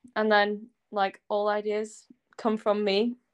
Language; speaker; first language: English; native; English